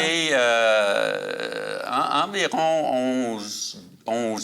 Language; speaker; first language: French; native; French